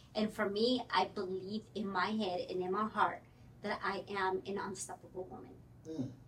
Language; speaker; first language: English; early bilingual, other home language; Spanish